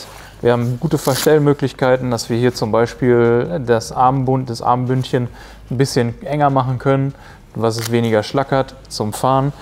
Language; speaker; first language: German; native; German